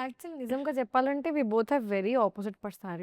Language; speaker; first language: Telugu; non-native, fluent; Hindi